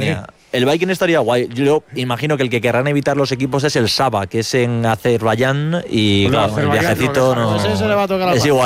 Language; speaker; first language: Spanish; native; Spanish